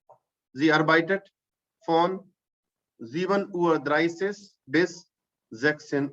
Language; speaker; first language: German; non-native, fluent; Hindi